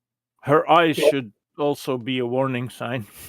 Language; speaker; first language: English; native; English